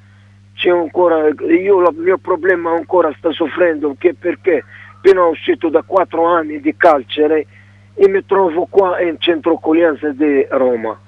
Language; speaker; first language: Italian; non-native, learner; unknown